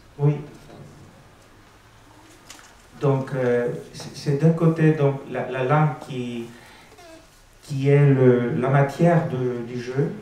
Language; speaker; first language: French; non-native, fluent; Greek